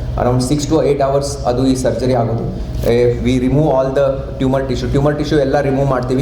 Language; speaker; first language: Kannada; non-native, fluent; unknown